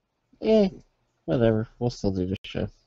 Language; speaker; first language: English; native; English